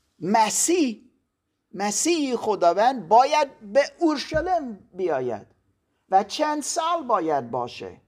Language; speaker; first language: Persian; non-native, learner; German